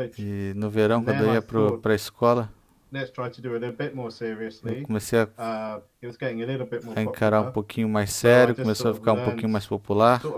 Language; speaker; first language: Portuguese; non-native, learner; English